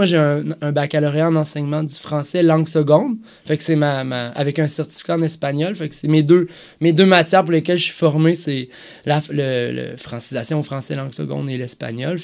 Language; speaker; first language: French; native; French